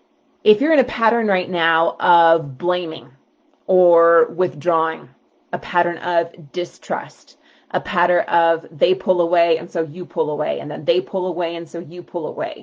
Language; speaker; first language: English; native; English